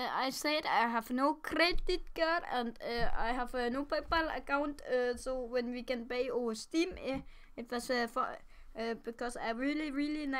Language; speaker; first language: English; non-native, learner; Danish